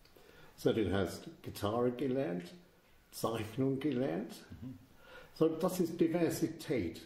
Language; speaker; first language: German; non-native, fluent; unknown